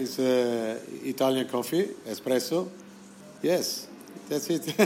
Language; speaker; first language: English; non-native, fluent; Italian